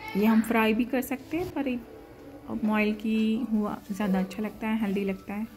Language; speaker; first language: Hindi; non-native, local second language; Gujarati